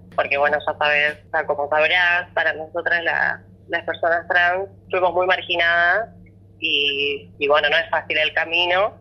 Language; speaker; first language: Spanish; native; Spanish